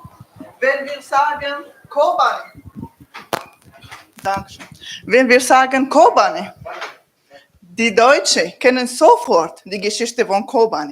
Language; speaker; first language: German; non-native, learner; Kurdish